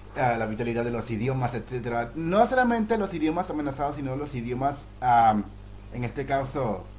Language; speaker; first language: Spanish; native; Spanish